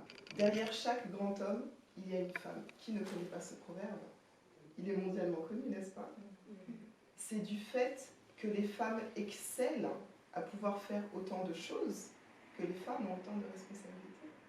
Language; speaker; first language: French; native; French